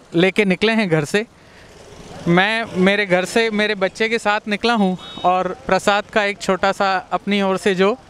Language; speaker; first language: Hindi; non-native, local second language; Sindhi